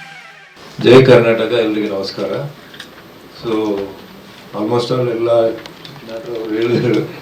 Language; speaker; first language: Kannada; early bilingual, other home language; Tulu